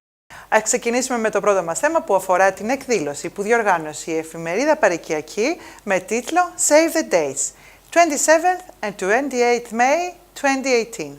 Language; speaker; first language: Greek; native; Greek